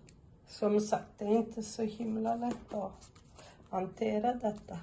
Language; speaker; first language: Swedish; non-native, fluent; Portuguese